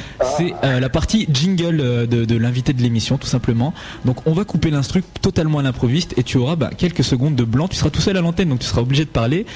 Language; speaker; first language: French; native; French